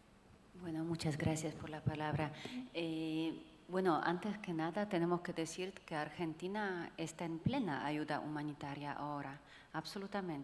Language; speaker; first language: Spanish; non-native, fluent; Polish